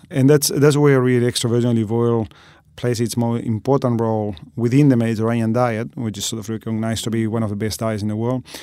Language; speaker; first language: English; non-native, fluent; Spanish